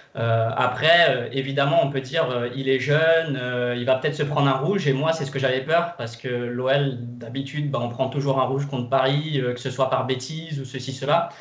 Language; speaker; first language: French; non-native, fluent; Portuguese